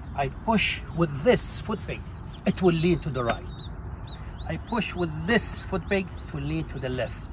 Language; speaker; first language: English; non-native, fluent; Arabic